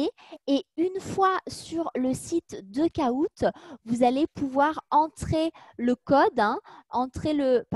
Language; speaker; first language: French; native; French